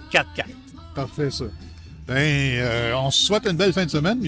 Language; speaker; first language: French; native; French